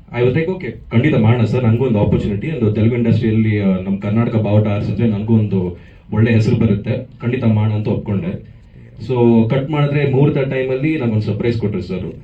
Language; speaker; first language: Kannada; native; Kannada